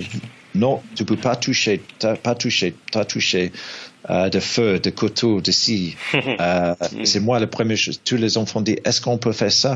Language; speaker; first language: French; non-native, fluent; English